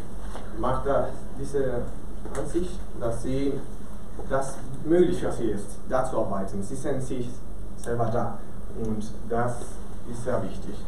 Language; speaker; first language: German; non-native, learner; Spanish